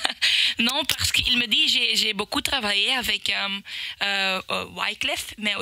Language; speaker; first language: French; non-native, local second language; Dutch